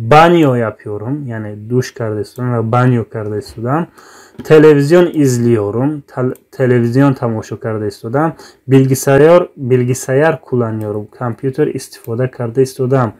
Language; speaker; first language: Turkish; non-native, fluent; Tajik